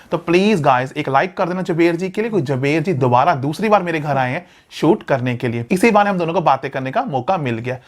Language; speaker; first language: Hindi; non-native, local second language; Punjabi